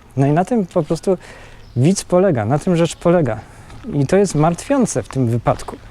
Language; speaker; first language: Polish; native; Polish